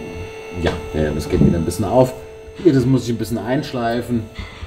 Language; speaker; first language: German; native; German